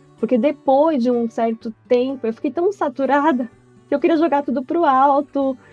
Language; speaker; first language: Portuguese; native; Portuguese